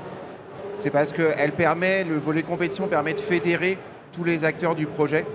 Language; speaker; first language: French; native; French